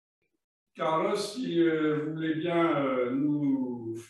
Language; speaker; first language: French; native; French